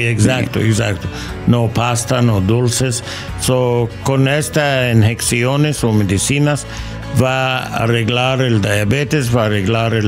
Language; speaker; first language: Spanish; non-native, fluent; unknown